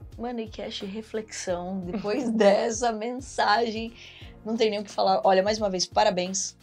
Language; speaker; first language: Portuguese; native; Portuguese